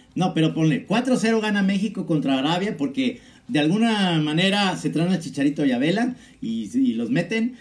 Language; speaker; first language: Spanish; native; Spanish